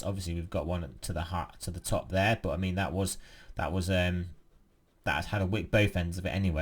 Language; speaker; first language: English; native; English